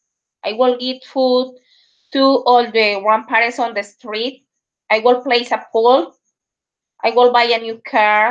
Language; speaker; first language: English; non-native, learner; Spanish